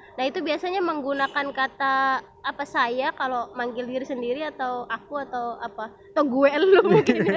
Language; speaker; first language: Indonesian; non-native, local second language; Javanese